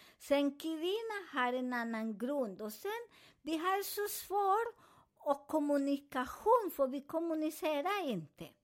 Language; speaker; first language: Swedish; non-native, fluent; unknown